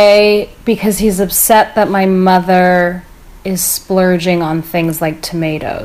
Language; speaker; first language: English; native; English